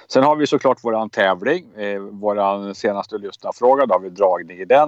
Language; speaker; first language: Swedish; native; Swedish